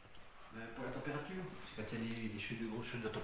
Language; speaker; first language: French; native; French